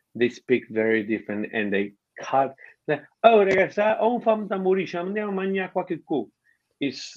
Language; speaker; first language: English; non-native, fluent; Spanish